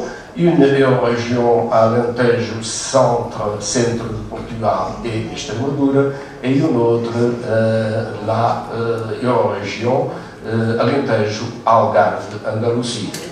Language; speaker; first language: French; non-native, learner; Portuguese